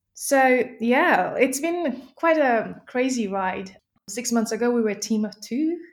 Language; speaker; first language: English; non-native, local second language; Nepali